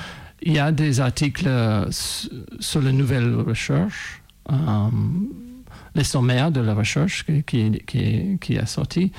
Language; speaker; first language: French; non-native, fluent; English